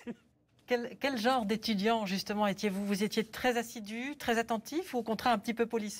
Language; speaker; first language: French; native; French